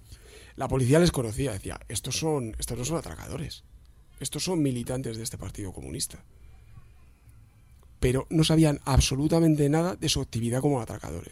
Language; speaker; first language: Spanish; native; Spanish